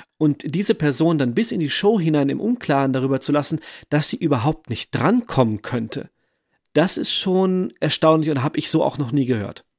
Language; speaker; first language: German; native; German